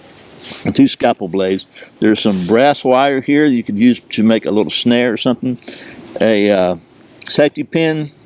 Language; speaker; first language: English; native; English